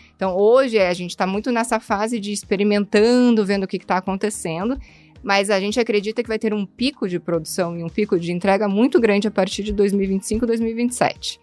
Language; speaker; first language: Portuguese; native; Portuguese